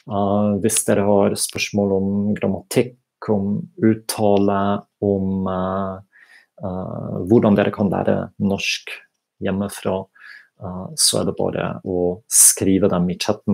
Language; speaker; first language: Norwegian; non-native, fluent; German